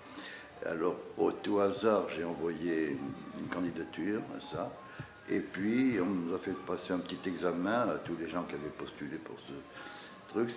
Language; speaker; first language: French; native; French